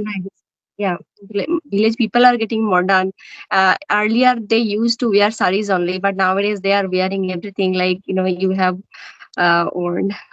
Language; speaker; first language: English; non-native, learner; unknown